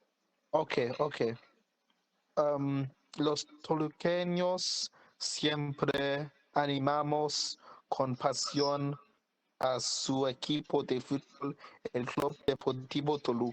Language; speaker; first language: Spanish; non-native, learner; English